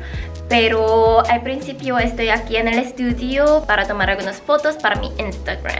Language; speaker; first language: Spanish; non-native, learner; Korean